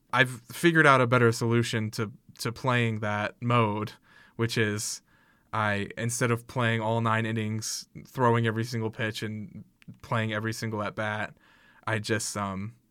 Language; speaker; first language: English; native; English